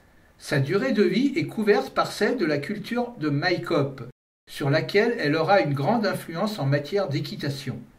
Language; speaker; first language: French; native; French